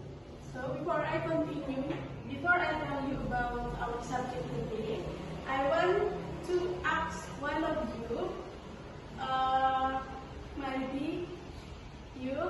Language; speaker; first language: English; non-native, learner; Indonesian